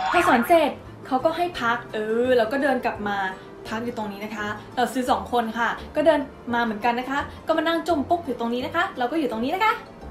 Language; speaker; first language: Thai; native; Thai